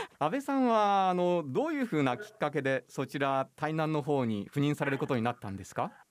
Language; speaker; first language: Japanese; native; Japanese